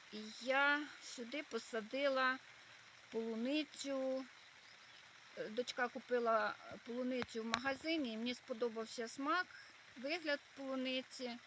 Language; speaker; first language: Ukrainian; native; Ukrainian